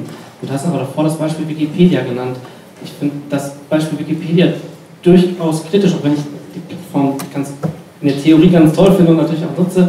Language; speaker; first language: German; native; German